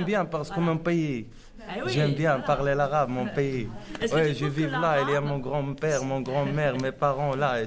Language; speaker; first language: French; non-native, learner; Arabic